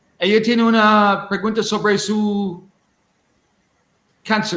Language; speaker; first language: Spanish; non-native, learner; English